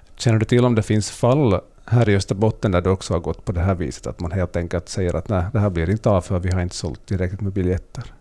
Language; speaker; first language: Swedish; native; Swedish